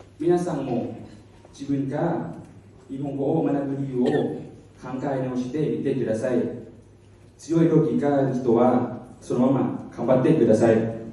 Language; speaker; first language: Japanese; non-native, learner; Hmong